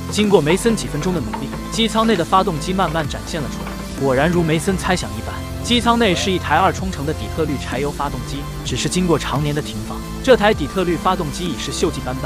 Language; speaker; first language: Chinese; native; Chinese